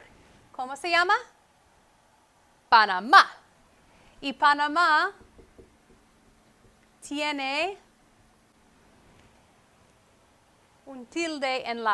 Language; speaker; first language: Spanish; non-native, fluent; English